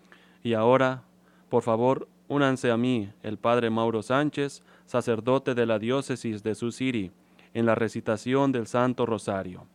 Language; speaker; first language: Spanish; native; Spanish